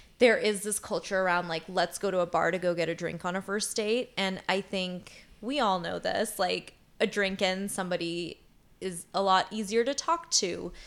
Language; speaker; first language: English; native; English